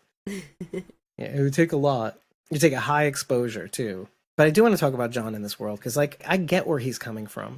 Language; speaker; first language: English; native; English